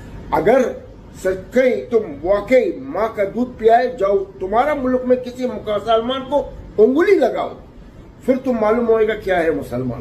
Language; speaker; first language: Hindi; non-native, learner; Arabic